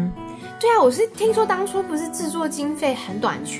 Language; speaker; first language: Chinese; native; Chinese